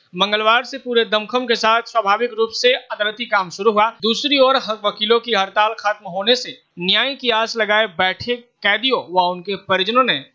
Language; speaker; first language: Hindi; native; Hindi